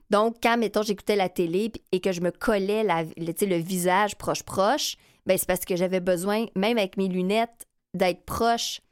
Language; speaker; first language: French; native; French